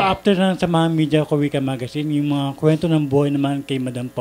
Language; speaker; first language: Filipino; native; Filipino